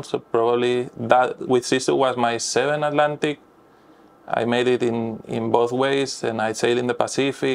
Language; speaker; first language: English; non-native, fluent; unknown